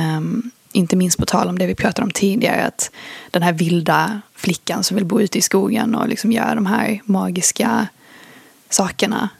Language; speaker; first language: Swedish; early bilingual, other home language; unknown